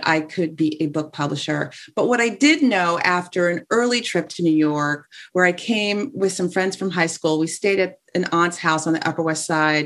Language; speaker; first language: English; native; English